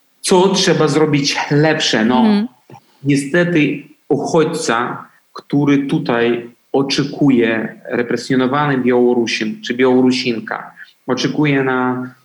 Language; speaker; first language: Polish; non-native, fluent; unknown